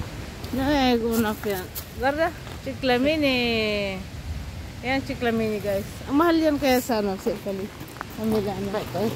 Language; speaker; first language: Italian; non-native, learner; Filipino